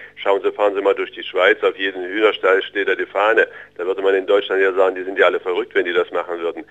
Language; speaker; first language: German; early bilingual, other home language; Russian